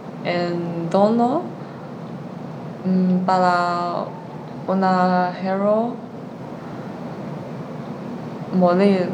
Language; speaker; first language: Spanish; non-native, learner; Chinese